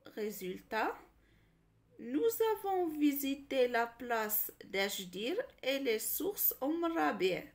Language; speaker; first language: French; non-native, local second language; Arabic